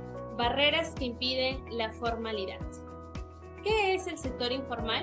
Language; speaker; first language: Spanish; native; Spanish